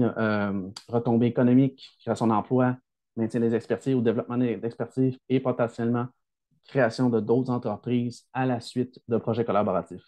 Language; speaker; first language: French; native; French